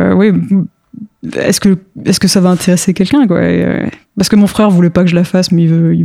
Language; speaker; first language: French; early bilingual, other home language; Spanish